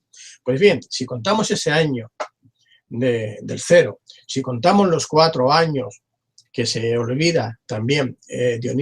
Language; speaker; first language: Spanish; native; Spanish